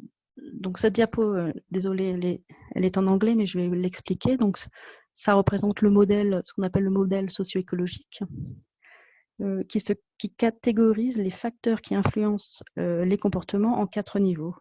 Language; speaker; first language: French; native; French